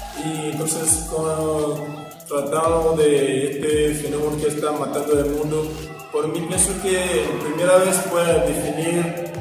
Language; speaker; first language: Spanish; non-native, learner; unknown